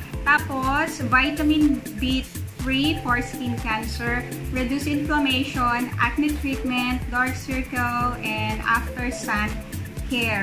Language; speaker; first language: English; non-native, local second language; Filipino